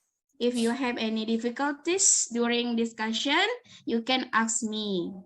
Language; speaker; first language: English; non-native, learner; Indonesian